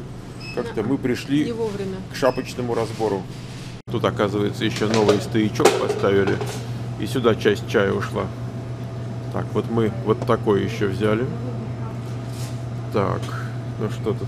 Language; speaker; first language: Russian; native; Russian